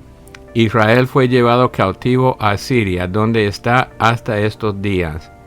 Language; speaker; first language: Spanish; native; Spanish